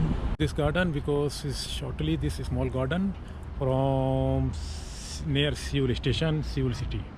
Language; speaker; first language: English; non-native, learner; Urdu